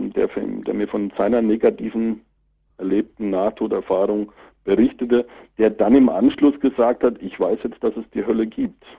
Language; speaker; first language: German; native; German